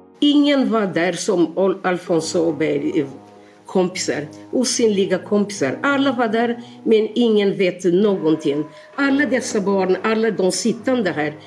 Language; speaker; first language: Swedish; non-native, learner; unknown